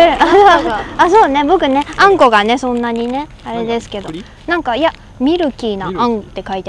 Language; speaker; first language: Japanese; native; Japanese